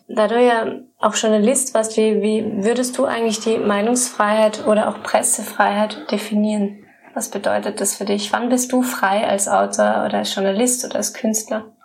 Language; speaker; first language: German; native; German